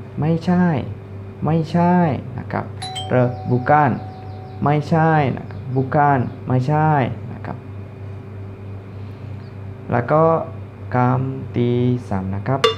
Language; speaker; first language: Thai; non-native, fluent; Indonesian